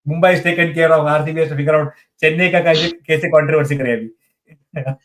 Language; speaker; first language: English; non-native, local second language; Hindi